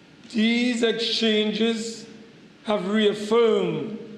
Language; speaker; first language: English; native; English